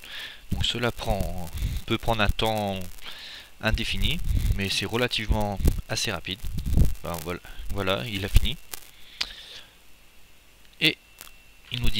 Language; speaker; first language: French; native; French